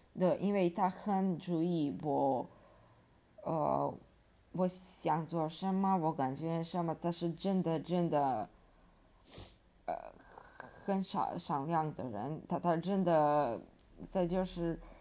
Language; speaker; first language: Chinese; non-native, fluent; Serbian